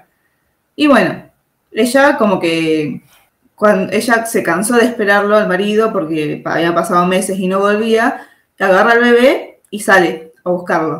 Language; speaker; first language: Spanish; native; Spanish